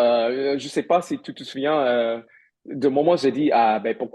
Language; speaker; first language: French; non-native, fluent; English